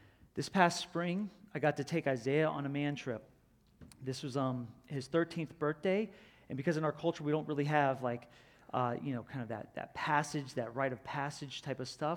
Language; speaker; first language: English; native; English